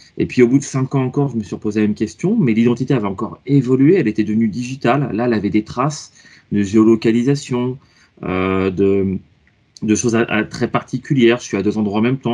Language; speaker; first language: French; native; French